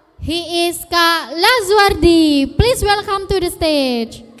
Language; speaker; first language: English; non-native, fluent; Indonesian